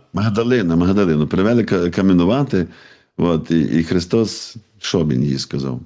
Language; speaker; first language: Ukrainian; native; Ukrainian